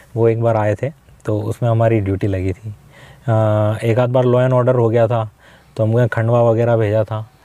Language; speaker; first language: Hindi; native; Hindi